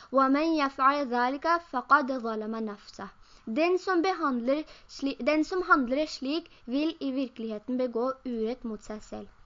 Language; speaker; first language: Norwegian; early bilingual, other home language; Urdu